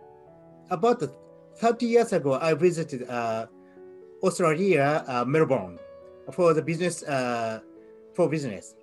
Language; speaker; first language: English; non-native, learner; Japanese